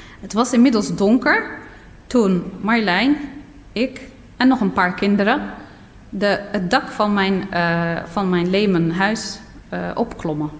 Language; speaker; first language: Dutch; early bilingual, other home language; Riffian